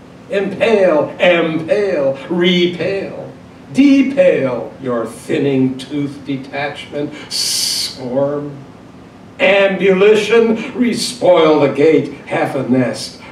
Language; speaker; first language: English; native; English